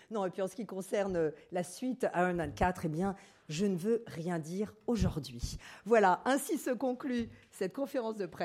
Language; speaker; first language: French; native; French